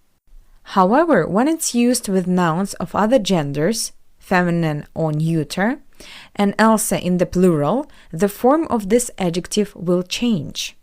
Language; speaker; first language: English; non-native, fluent; Russian